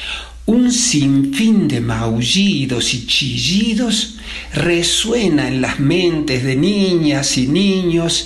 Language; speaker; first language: Spanish; native; Spanish